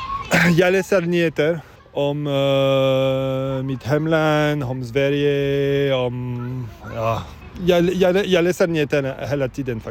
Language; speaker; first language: Swedish; non-native, learner; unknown